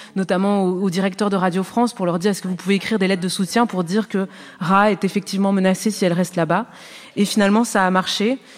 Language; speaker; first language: French; native; French